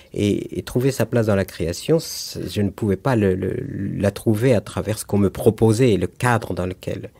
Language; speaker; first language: French; non-native, local second language; Arabic